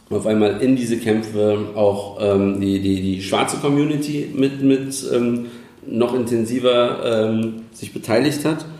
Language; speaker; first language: German; early bilingual, other home language; Turkish